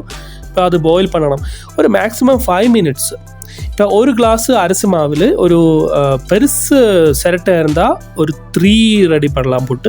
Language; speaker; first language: Tamil; non-native, learner; Malayalam